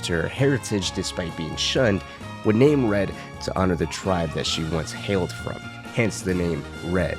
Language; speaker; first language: English; native; English